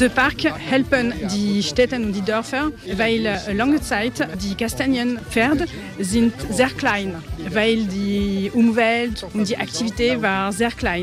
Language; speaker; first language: German; non-native, learner; French